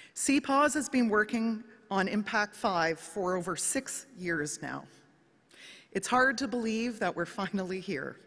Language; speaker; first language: English; native; English